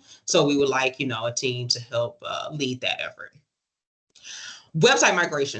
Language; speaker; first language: English; native; English